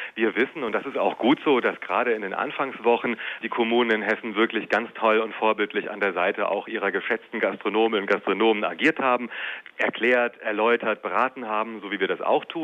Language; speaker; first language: German; native; German